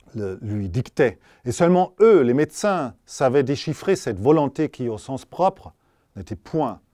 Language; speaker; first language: French; non-native, fluent; German